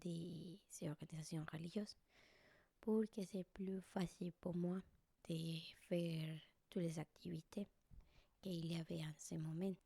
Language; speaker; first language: French; non-native, learner; Spanish